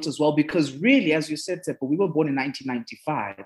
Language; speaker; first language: English; non-native, local second language; Zulu